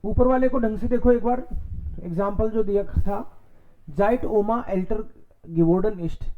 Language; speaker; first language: Hindi; native; Hindi